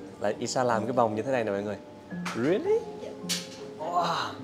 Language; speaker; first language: Vietnamese; native; Vietnamese